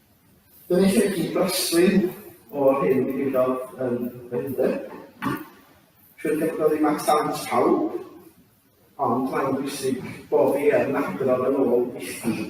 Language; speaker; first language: Welsh; native; Welsh